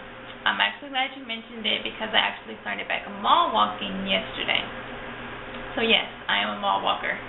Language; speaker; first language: English; native; English